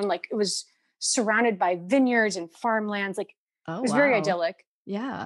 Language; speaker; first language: English; native; English